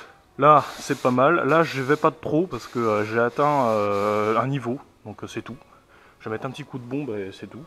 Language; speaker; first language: French; native; French